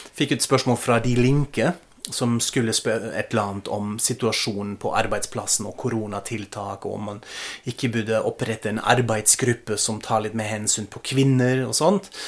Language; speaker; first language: Norwegian; non-native, fluent; German